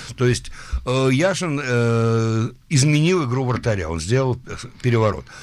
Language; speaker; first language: Russian; early bilingual, heritage; Russian